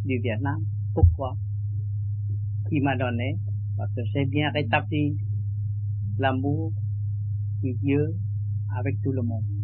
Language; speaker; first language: French; non-native, learner; Vietnamese